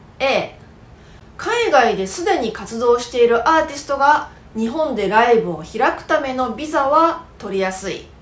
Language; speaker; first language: Japanese; native; Japanese